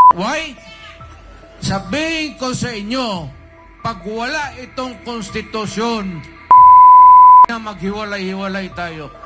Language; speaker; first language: Filipino; non-native, local second language; Cebuano